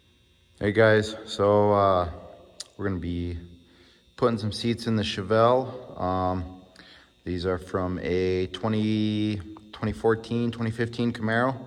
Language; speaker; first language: English; native; English